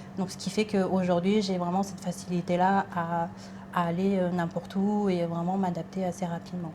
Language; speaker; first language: French; early bilingual, other home language; Thai